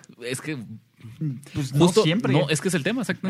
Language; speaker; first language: Spanish; native; Spanish